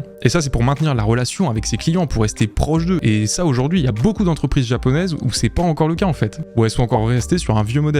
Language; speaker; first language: French; native; French